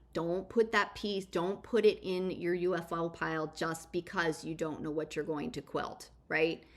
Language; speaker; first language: English; native; English